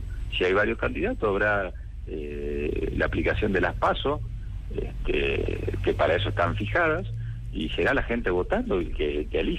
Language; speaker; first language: Spanish; native; Spanish